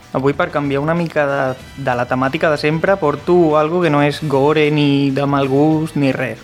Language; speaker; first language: Catalan; non-native, local second language; Spanish